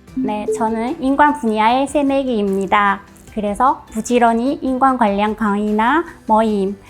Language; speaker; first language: Korean; non-native, fluent; Chinese